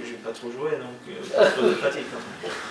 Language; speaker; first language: French; non-native, fluent; Norwegian